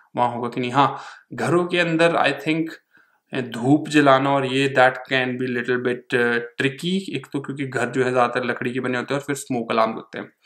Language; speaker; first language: Hindi; native; Hindi